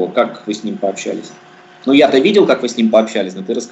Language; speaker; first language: Russian; native; Russian